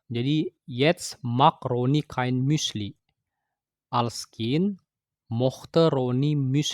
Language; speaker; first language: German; non-native, fluent; Indonesian